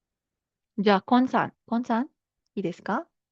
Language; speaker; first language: Japanese; non-native, fluent; Filipino